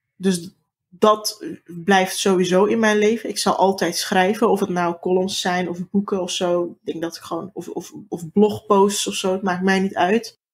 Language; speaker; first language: Dutch; early bilingual, other home language; Turkish